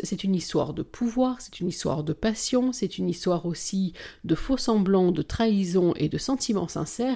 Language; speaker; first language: French; native; French